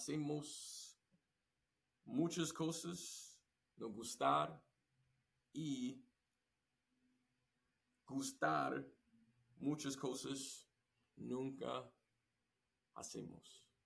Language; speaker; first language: Spanish; non-native, learner; English